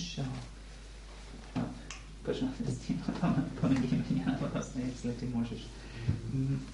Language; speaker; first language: Russian; non-native, learner; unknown